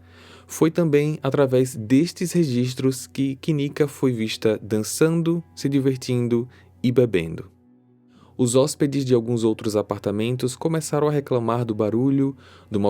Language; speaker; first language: Portuguese; native; Portuguese